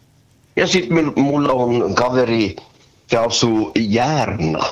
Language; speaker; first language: Finnish; early bilingual, heritage; Finnish